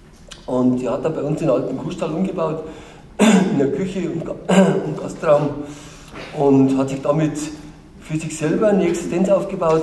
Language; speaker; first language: German; native; German